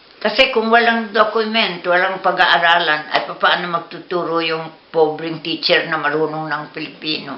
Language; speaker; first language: Filipino; native; Filipino